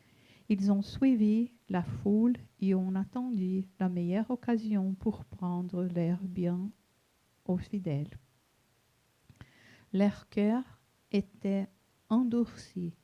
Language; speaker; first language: French; non-native, fluent; Portuguese